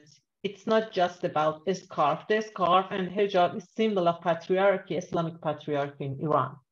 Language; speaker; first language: English; non-native, learner; Persian